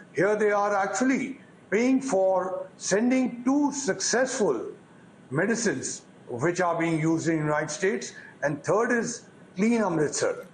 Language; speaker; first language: English; non-native, local second language; Punjabi